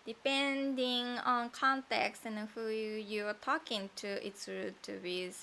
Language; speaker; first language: English; non-native, fluent; Japanese